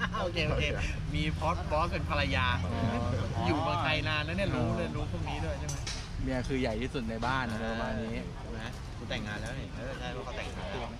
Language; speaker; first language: Thai; native; Thai